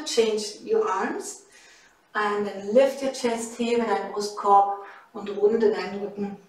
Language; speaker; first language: German; native; German